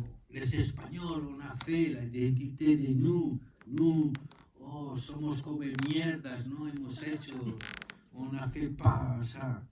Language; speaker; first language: French; non-native, learner; Spanish